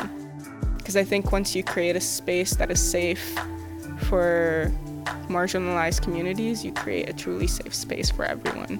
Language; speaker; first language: English; early bilingual, other home language; Arabic